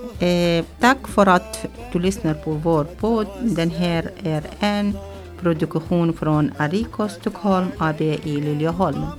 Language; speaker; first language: Swedish; non-native, learner; Arabic